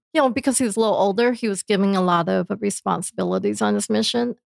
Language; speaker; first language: English; native; English